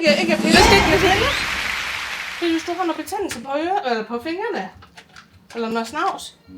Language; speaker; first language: Danish; native; Danish